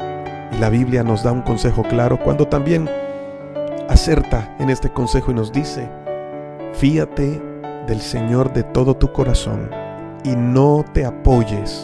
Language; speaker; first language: Spanish; native; Spanish